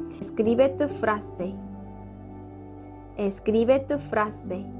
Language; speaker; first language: Spanish; non-native, fluent; Korean